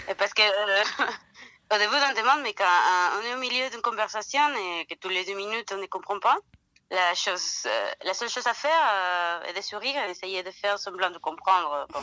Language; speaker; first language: French; non-native, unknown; Spanish